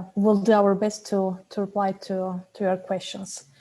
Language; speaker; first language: English; non-native, fluent; Azerbaijani